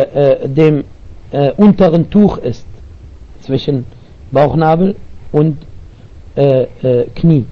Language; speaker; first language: German; non-native, learner; Arabic